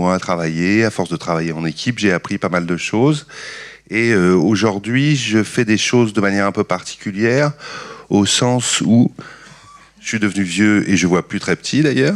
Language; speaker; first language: French; native; French